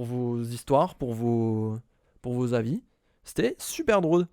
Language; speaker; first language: French; native; French